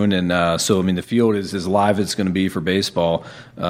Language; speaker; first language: English; native; English